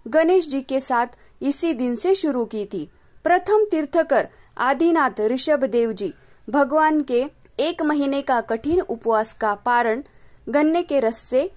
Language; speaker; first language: Hindi; non-native, local second language; Marathi